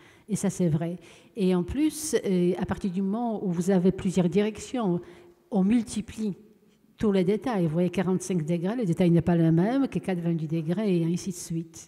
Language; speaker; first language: French; non-native, fluent; Polish